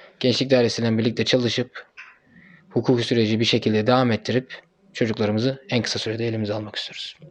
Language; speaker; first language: Turkish; early bilingual, heritage; Turkish